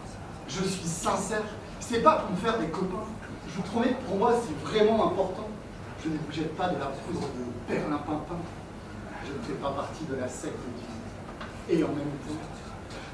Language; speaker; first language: French; native; French